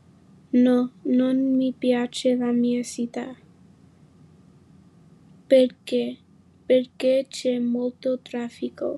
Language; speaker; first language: Italian; non-native, learner; English